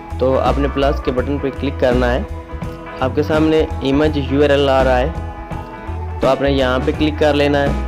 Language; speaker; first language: Urdu; non-native, local second language; Punjabi